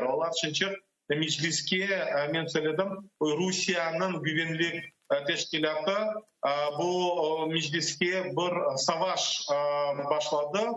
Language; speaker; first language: Turkish; non-native, learner; Crimean Tatar